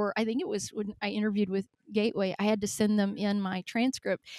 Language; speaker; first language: English; native; English